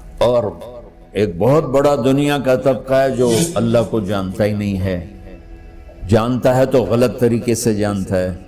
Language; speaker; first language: Urdu; non-native, local second language; Punjabi